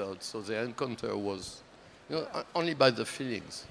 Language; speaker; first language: English; non-native, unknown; French